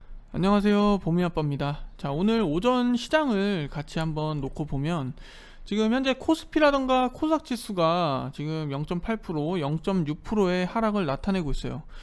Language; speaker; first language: Korean; native; Korean